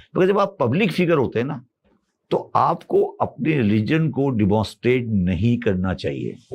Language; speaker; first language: Urdu; native; Urdu